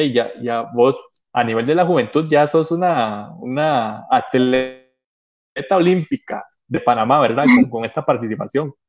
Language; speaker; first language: Spanish; native; Spanish